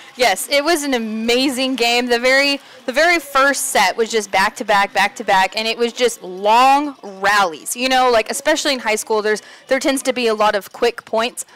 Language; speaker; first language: English; native; English